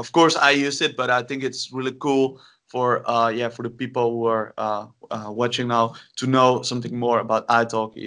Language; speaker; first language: English; non-native, fluent; Dutch